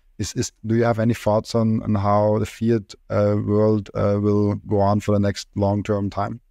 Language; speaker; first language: English; non-native, fluent; German